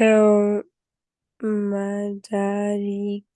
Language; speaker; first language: Persian; non-native, learner; English